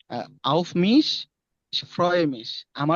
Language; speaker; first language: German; non-native, learner; Bangla